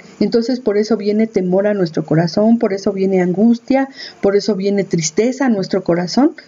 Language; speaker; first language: Spanish; native; Spanish